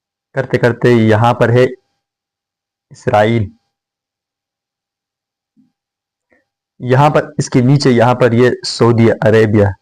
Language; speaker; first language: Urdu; non-native, fluent; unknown